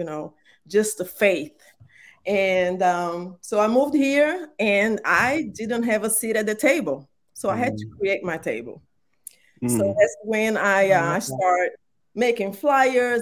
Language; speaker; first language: English; non-native, fluent; Portuguese